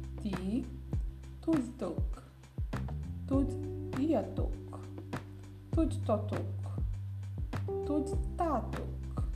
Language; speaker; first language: Hungarian; non-native, learner; Portuguese